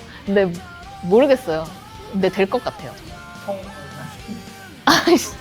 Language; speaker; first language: Korean; native; Korean